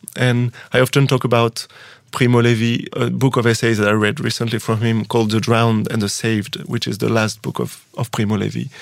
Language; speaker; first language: English; non-native, fluent; French